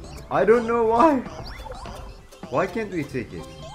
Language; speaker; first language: English; non-native, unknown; Turkish